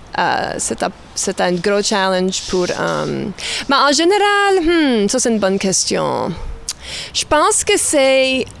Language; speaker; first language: French; native; French